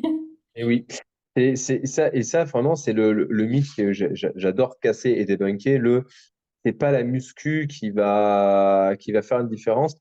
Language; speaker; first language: French; native; French